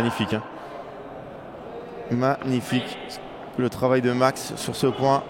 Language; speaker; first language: French; native; French